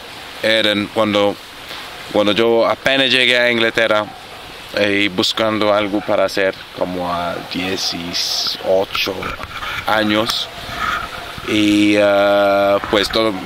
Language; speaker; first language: Spanish; non-native, fluent; Arabic